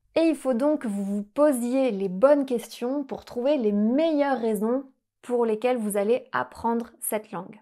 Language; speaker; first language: French; native; French